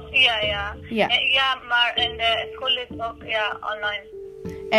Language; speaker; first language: Dutch; non-native, learner; Persian